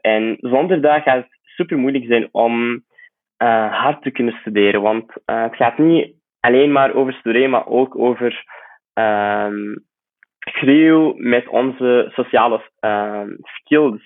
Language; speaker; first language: Dutch; non-native, fluent; Arabic